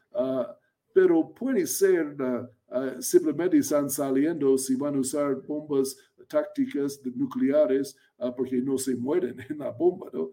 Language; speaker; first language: Spanish; non-native, fluent; English